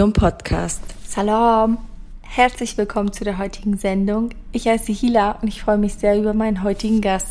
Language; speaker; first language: German; early bilingual, other home language; Persian